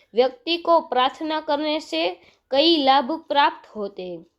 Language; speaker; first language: Hindi; non-native, local second language; Gujarati